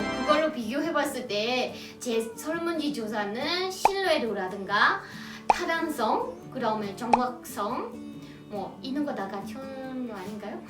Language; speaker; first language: Korean; non-native, fluent; Burmese